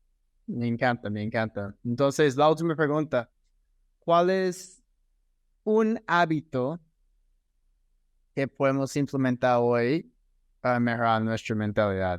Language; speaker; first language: Spanish; non-native, fluent; English